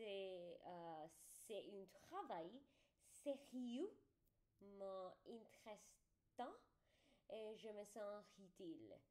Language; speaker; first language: French; non-native, learner; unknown